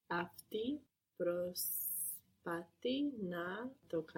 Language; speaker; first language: Greek; non-native, learner; English